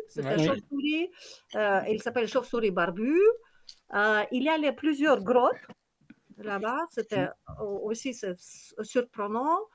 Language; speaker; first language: French; non-native, learner; Kyrgyz